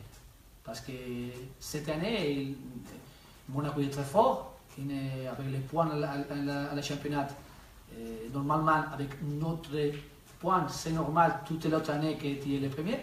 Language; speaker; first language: French; non-native, learner; Spanish